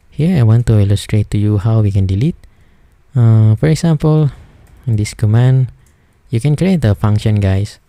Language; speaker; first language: English; non-native, local second language; Filipino